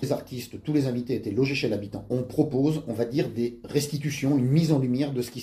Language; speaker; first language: French; native; French